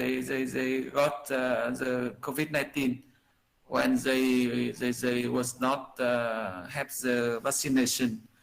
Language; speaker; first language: English; non-native, learner; Vietnamese